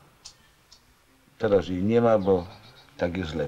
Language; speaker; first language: Polish; native; Polish